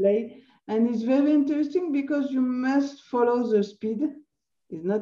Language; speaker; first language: English; non-native, learner; French